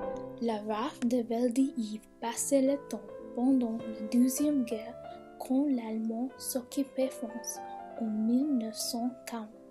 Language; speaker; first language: French; non-native, learner; English